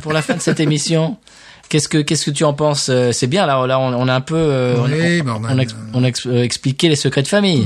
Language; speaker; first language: French; native; French